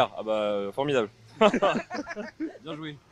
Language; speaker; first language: French; native; French